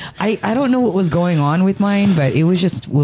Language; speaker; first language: English; native; English